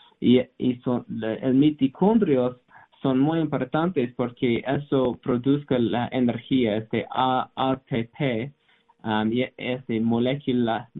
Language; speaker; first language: Spanish; non-native, learner; English